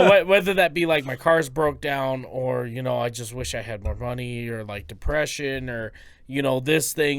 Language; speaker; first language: English; native; English